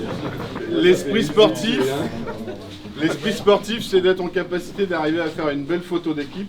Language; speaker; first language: French; native; French